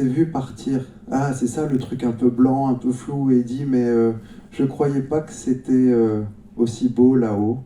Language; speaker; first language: French; native; French